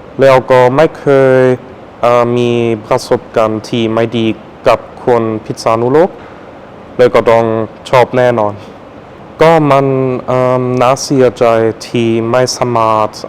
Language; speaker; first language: Thai; non-native, fluent; German